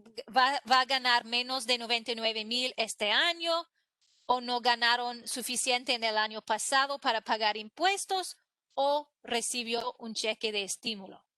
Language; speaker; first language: Spanish; non-native, fluent; English